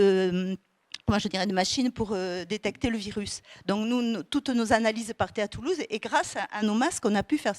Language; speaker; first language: French; native; French